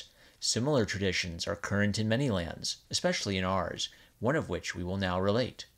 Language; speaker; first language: English; native; English